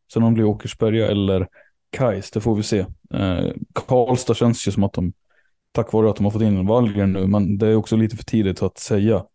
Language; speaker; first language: Swedish; native; Swedish